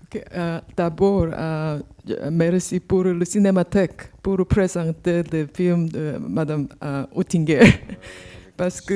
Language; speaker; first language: French; non-native, learner; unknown